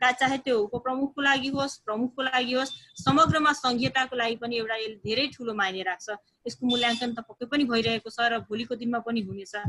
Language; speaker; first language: Nepali; non-native, local second language; Bhojpuri